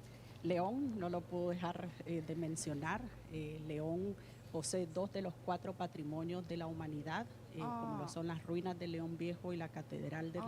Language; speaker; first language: Spanish; native; Spanish